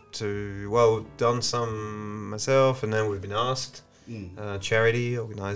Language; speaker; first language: English; non-native, fluent; French